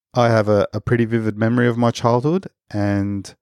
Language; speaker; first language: English; early bilingual, other home language; Spanish